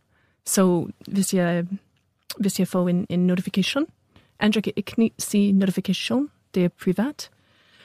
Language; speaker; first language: Danish; non-native, fluent; English